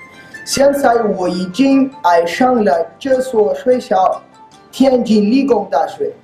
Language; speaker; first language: Chinese; non-native, learner; Spanish